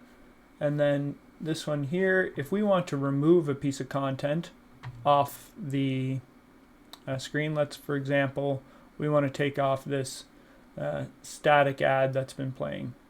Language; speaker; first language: English; native; English